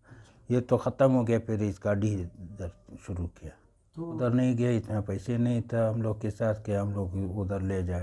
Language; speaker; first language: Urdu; non-native, local second language; Pashto